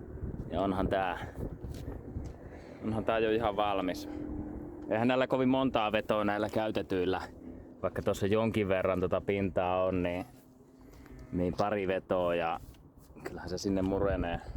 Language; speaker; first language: Finnish; native; Finnish